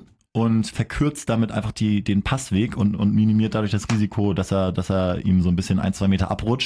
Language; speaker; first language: German; native; German